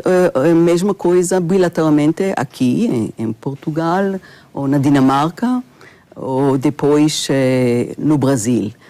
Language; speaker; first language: Portuguese; non-native, fluent; Hebrew